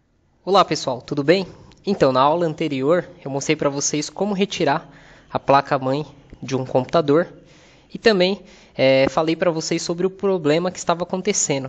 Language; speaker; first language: Portuguese; native; Portuguese